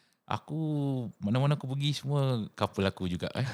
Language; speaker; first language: Malay; native; Malay